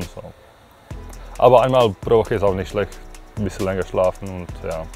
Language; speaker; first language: German; non-native, fluent; Czech